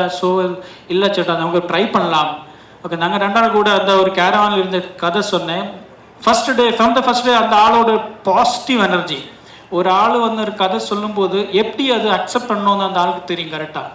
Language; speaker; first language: Tamil; non-native, learner; Malayalam